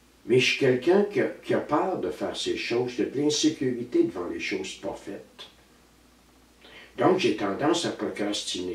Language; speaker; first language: French; native; French